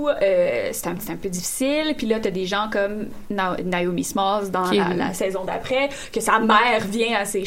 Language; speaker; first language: French; native; French